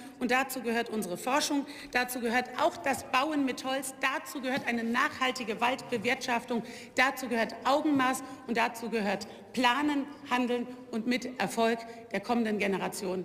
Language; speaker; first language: German; native; German